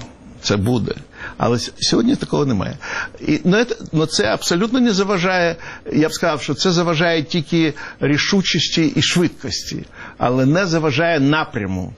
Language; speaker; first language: Ukrainian; non-native, local second language; Russian